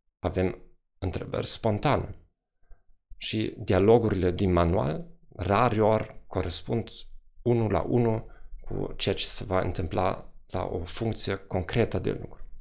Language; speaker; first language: Romanian; non-native, fluent; German